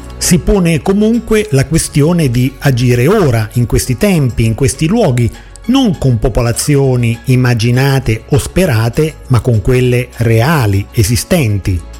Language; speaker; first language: Italian; native; Italian